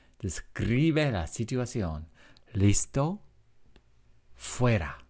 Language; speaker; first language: Spanish; non-native, fluent; English